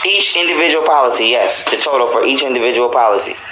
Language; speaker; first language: English; native; English